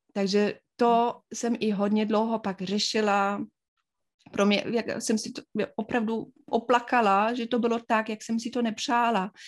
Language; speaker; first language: Czech; non-native, fluent; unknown